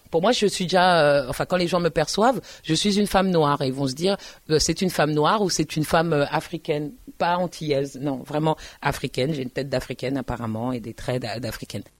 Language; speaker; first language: French; native; French